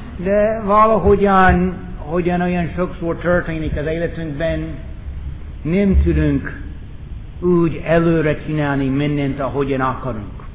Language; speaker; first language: Hungarian; non-native, fluent; English